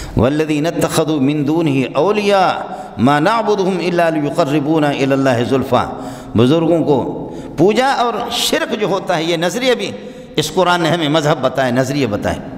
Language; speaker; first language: Urdu; non-native, local second language; Brahui